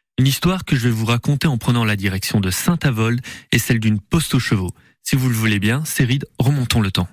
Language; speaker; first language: French; native; French